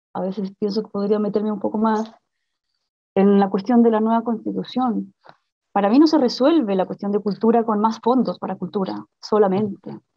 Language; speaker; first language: Spanish; native; Spanish